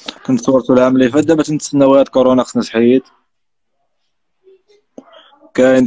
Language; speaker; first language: Arabic; native; Arabic